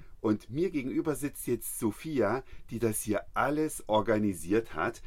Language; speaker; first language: German; native; German